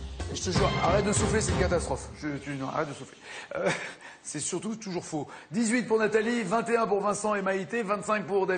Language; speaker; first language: French; native; French